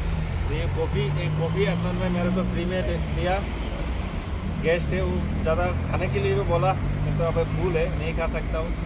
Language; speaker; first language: Hindi; non-native, learner; Bangla